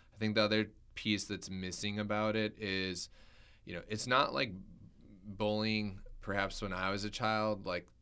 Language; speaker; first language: English; native; English